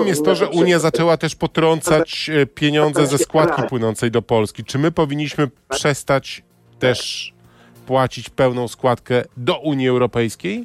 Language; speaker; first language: Polish; native; Polish